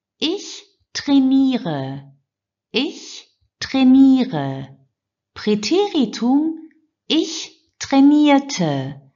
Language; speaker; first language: German; non-native, fluent; Turkish